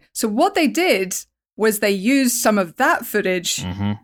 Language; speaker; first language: English; native; English